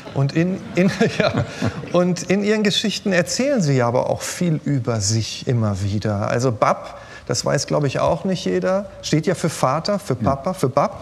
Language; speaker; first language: German; native; German